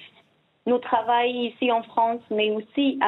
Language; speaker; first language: French; non-native, learner; Persian